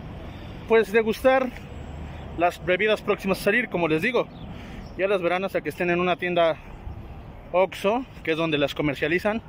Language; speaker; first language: Spanish; native; Spanish